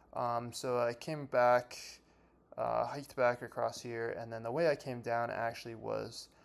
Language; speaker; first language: English; native; English